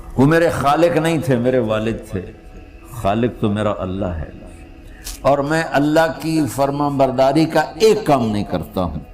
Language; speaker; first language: Urdu; non-native, local second language; Punjabi